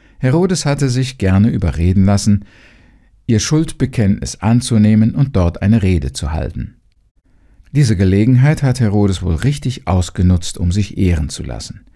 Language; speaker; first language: German; native; German